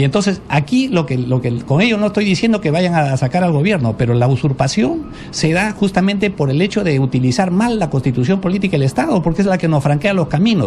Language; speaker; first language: Spanish; native; Spanish